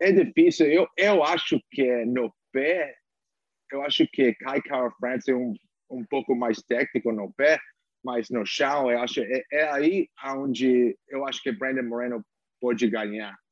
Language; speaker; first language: Portuguese; non-native, learner; English